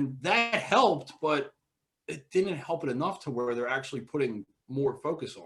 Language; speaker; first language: English; native; English